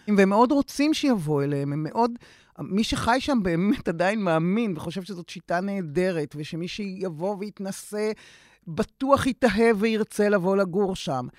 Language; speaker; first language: Hebrew; native; Hebrew